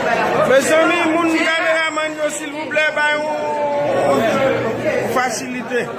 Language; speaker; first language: French; non-native, local second language; Haitian Creole